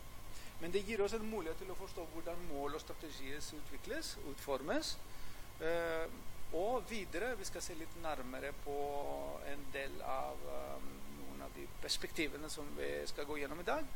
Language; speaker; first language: Norwegian; non-native, fluent; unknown